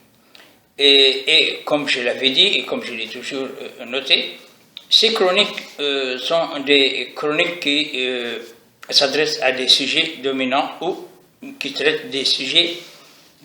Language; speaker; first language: French; non-native, local second language; Arabic